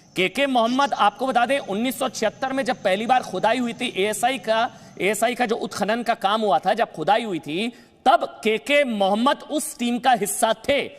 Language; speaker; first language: Hindi; native; Hindi